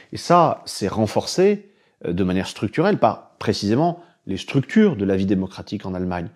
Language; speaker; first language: French; native; French